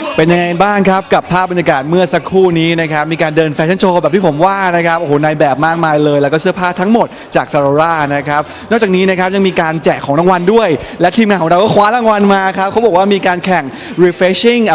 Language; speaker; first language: Thai; native; Thai